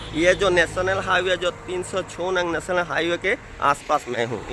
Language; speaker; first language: Hindi; non-native, local second language; Bangla